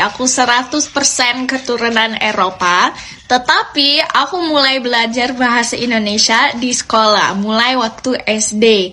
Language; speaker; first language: Indonesian; non-native, fluent; English